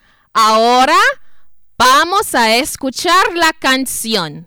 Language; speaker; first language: Spanish; non-native, fluent; English